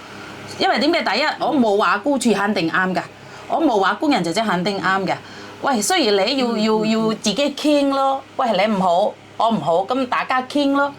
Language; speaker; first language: Cantonese; non-native, fluent; Javanese